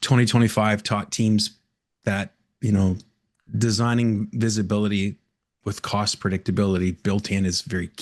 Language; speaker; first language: English; native; English